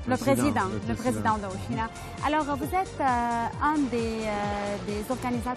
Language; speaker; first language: French; non-native, fluent; Arabic